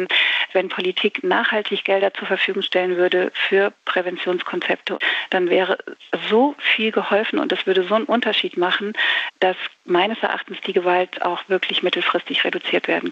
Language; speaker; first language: German; native; German